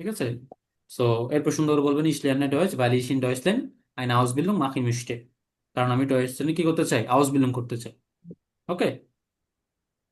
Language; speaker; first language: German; non-native, learner; Bangla